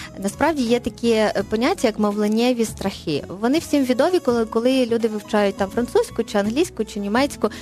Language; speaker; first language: Ukrainian; non-native, local second language; Russian